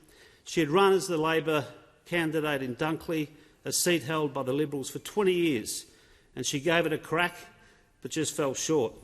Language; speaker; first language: English; native; English